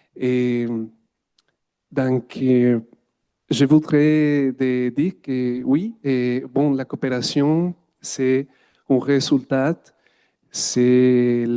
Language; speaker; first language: French; non-native, learner; Spanish